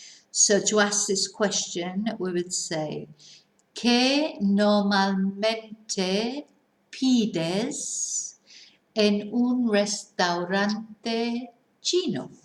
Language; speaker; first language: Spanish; non-native, fluent; English